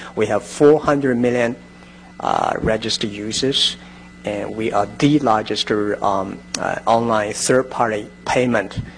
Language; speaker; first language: English; non-native, fluent; Chinese